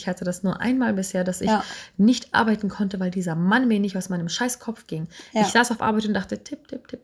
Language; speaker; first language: German; native; German